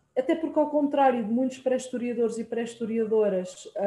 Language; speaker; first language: Portuguese; native; Portuguese